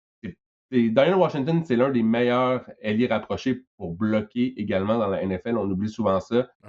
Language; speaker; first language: French; native; French